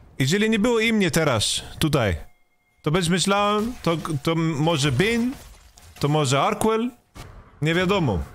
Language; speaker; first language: Polish; non-native, learner; Swedish